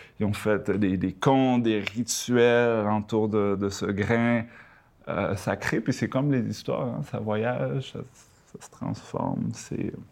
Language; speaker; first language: French; early bilingual, other home language; Spanish